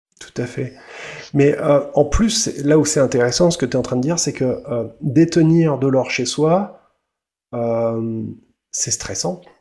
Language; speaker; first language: French; native; French